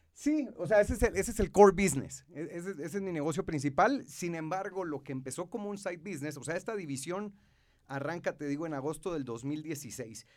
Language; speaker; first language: Spanish; native; Spanish